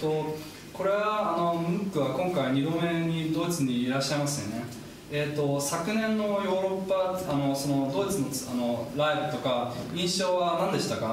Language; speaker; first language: Japanese; non-native, fluent; German